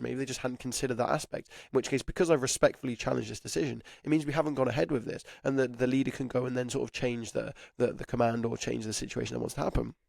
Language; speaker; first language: English; native; English